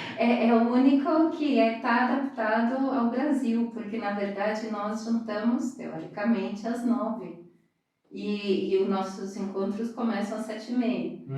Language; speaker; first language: Portuguese; early bilingual, other home language; Spanish